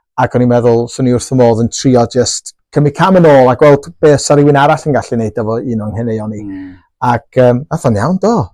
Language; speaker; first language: Welsh; non-native, local second language; English